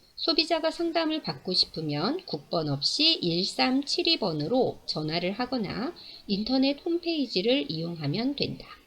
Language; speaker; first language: Korean; native; Korean